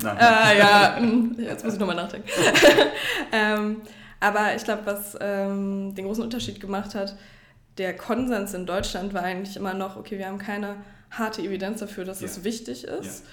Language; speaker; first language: German; native; German